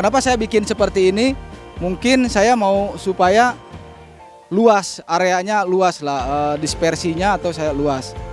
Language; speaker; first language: Indonesian; native; Indonesian